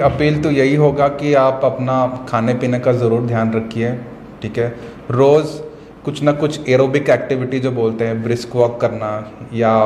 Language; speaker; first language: Hindi; non-native, local second language; Kannada